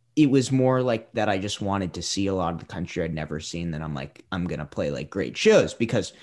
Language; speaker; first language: English; native; English